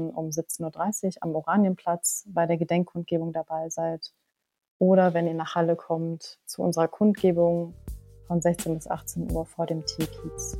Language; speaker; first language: German; native; German